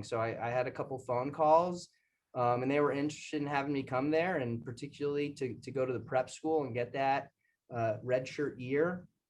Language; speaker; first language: English; native; English